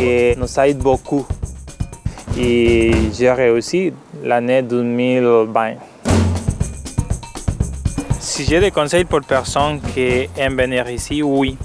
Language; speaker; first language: French; non-native, learner; Spanish